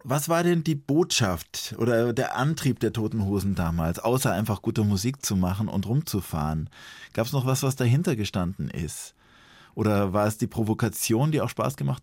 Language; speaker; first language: German; native; German